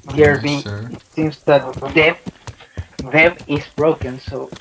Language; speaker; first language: English; non-native, fluent; German